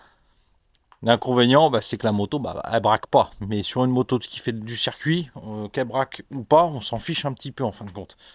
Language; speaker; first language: French; native; French